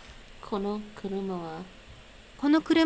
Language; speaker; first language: Japanese; non-native, learner; English